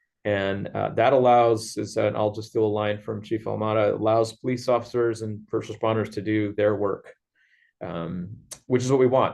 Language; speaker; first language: English; native; English